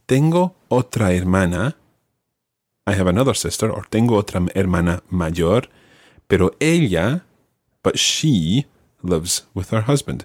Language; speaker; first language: Spanish; non-native, fluent; English